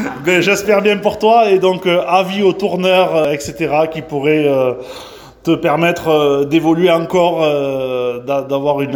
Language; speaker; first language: French; native; French